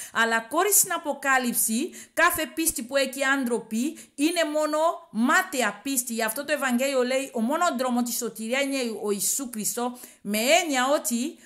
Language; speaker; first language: Greek; non-native, learner; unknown